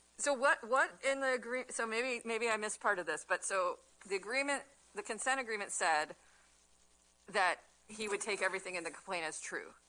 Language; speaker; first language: English; native; English